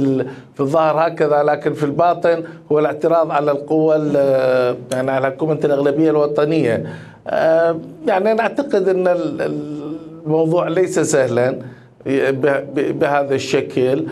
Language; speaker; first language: Arabic; native; Arabic